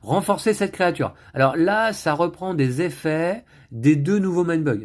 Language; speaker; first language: French; native; French